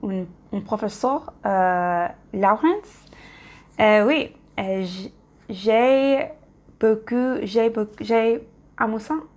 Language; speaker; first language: French; non-native, learner; English